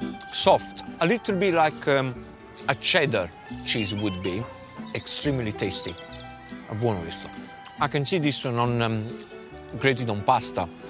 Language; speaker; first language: English; non-native, fluent; Italian